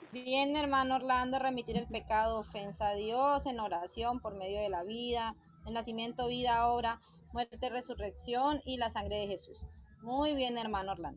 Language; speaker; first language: Spanish; native; Spanish